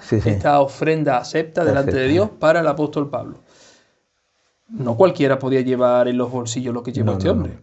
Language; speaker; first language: Spanish; native; Spanish